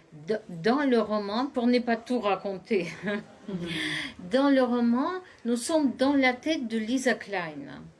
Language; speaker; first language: French; non-native, fluent; Russian